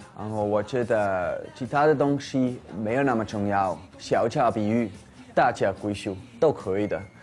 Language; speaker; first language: Chinese; non-native, learner; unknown